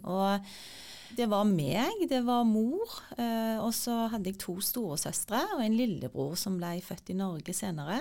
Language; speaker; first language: Norwegian; early bilingual, other home language; Turkish